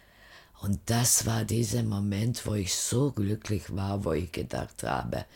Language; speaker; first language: German; non-native, fluent; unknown